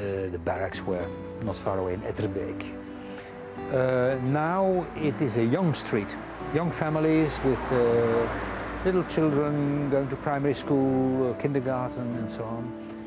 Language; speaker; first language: English; non-native, fluent; Dutch